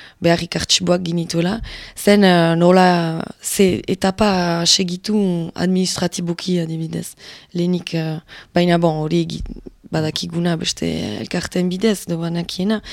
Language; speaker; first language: Basque; native; Basque